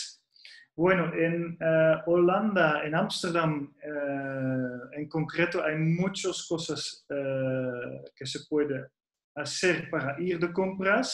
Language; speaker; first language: Spanish; non-native, fluent; Dutch